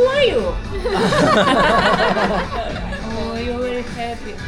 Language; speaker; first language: English; non-native, learner; Russian